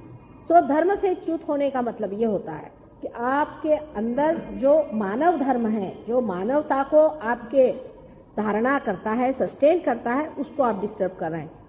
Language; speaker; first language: Hindi; non-native, local second language; Marathi